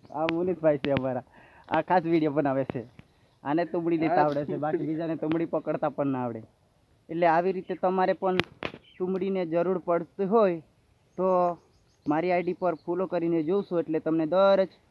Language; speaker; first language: Gujarati; non-native, local second language; Rathawi